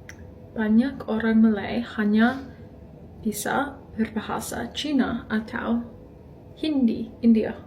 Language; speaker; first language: Indonesian; non-native, fluent; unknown